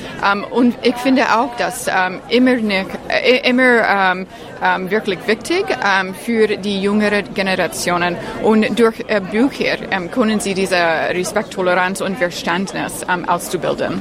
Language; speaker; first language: German; non-native, learner; English